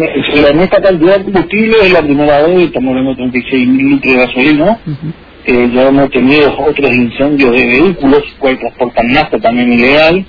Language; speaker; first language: Spanish; native; Spanish